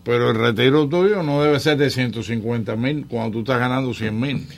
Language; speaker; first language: Spanish; native; Spanish